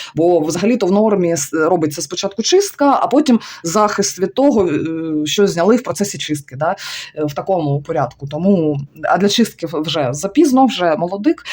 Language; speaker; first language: Ukrainian; non-native, local second language; Russian